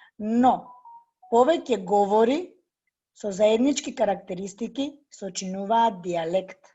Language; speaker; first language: Macedonian; native; Macedonian